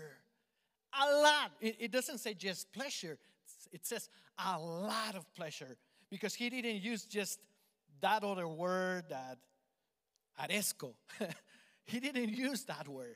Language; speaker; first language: English; non-native, fluent; Spanish